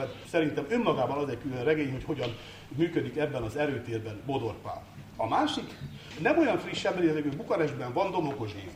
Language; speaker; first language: Hungarian; native; Hungarian